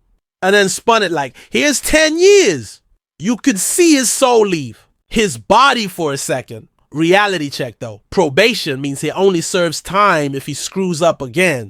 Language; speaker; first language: English; native; English